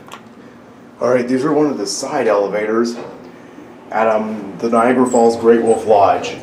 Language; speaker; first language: English; native; English